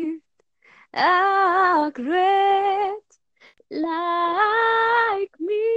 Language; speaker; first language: English; non-native, learner; Spanish